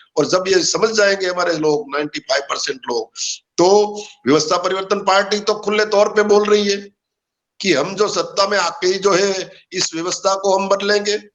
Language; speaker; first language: Hindi; non-native, local second language; Gujarati